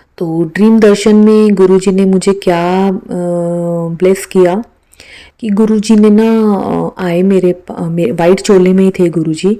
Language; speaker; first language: Hindi; native; Hindi